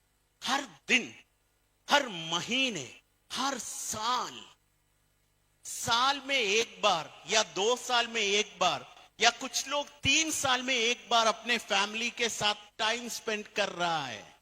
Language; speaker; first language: Hindi; non-native, local second language; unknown